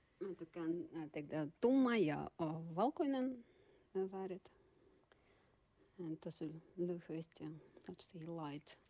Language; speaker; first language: Finnish; non-native, learner; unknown